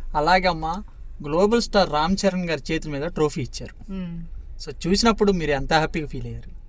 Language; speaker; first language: Telugu; native; Telugu